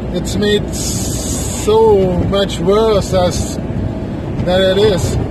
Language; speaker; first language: English; non-native, fluent; Dutch